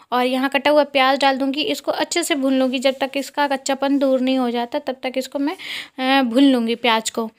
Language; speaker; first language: Hindi; non-native, local second language; Bhojpuri